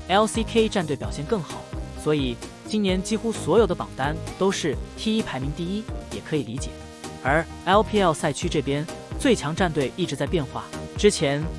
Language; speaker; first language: Chinese; native; Chinese